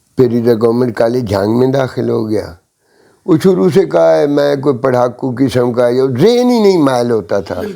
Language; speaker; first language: Urdu; non-native, local second language; Punjabi